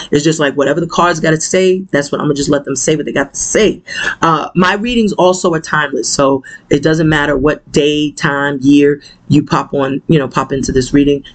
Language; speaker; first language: English; native; English